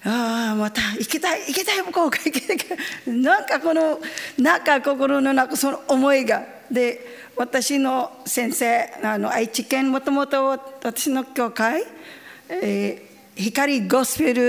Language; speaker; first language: Japanese; non-native, learner; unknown